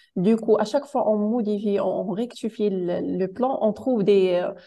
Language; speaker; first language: French; non-native, local second language; Arabic